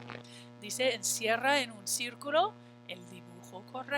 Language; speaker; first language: Spanish; non-native, fluent; English